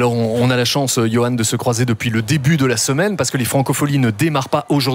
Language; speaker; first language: French; native; French